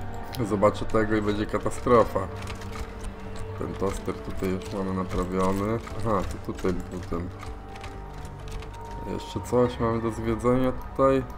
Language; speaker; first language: Polish; native; Polish